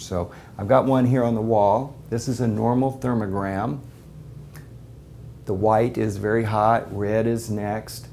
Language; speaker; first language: English; native; English